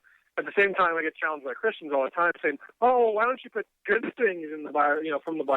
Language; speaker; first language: English; native; English